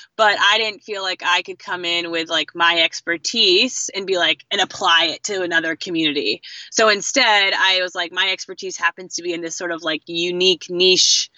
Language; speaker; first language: English; native; English